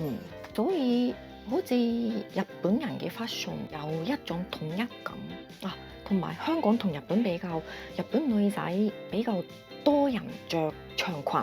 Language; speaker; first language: Cantonese; non-native, fluent; Japanese